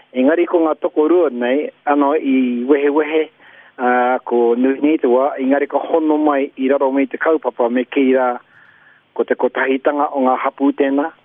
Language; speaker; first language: Māori; native; Māori